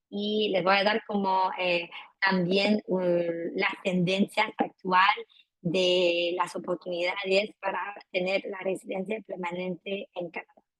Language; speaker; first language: Spanish; non-native, fluent; French